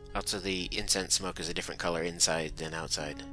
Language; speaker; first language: English; native; English